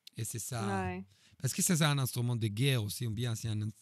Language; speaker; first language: French; non-native, fluent; Hebrew